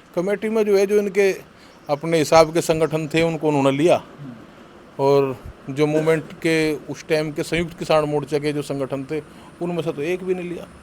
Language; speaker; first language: Hindi; native; Hindi